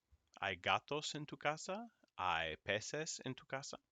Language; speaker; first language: Spanish; non-native, fluent; English